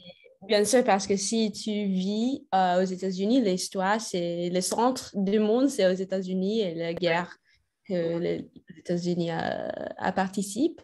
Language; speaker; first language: French; non-native, learner; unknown